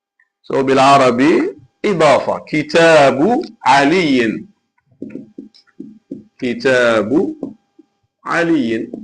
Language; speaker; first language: Arabic; non-native, fluent; Malay